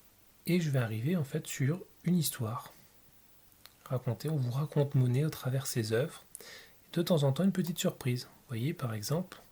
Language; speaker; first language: French; native; French